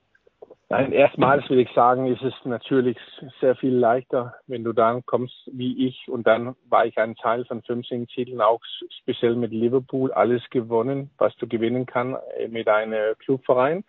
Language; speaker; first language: German; non-native, learner; Danish